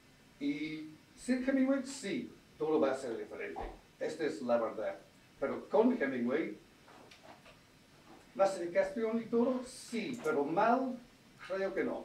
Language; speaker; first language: Spanish; non-native, fluent; English